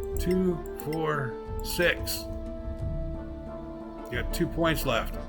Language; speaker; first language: English; native; English